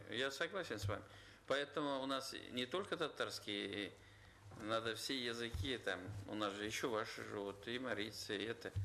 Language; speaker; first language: Russian; non-native, local second language; Tatar